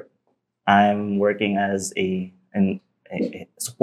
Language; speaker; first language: English; non-native, local second language; Cebuano